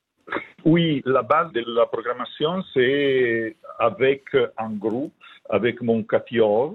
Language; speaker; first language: French; non-native, fluent; Italian